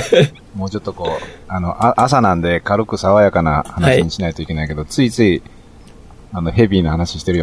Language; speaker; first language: Japanese; native; Japanese